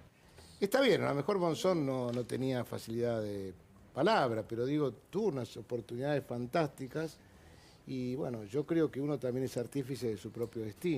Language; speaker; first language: Spanish; native; Spanish